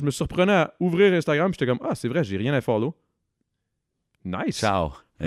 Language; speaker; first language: French; native; French